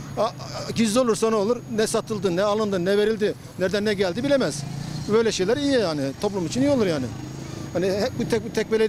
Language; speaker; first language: Turkish; native; Turkish